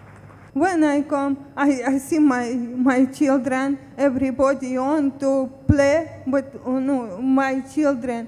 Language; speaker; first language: English; non-native, learner; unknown